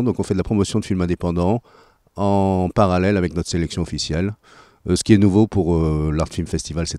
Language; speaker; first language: French; native; French